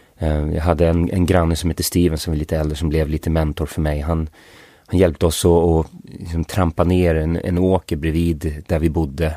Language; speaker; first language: Swedish; early bilingual, other home language; English